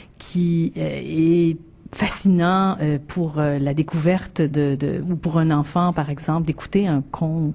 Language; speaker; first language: French; native; French